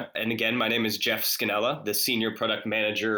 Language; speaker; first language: English; native; English